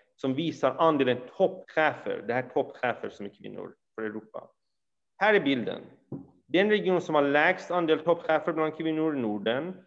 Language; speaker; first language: Swedish; early bilingual, other home language; Persian